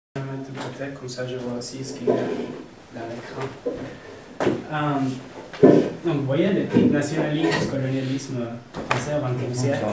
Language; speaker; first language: French; non-native, fluent; Spanish